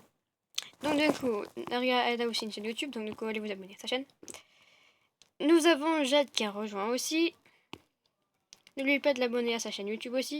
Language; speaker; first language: French; native; French